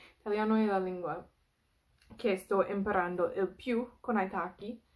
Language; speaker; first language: Italian; non-native, fluent; English